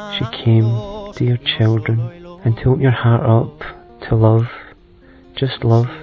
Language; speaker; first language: English; native; English